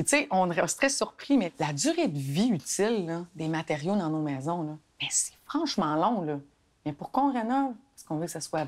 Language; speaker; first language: French; native; French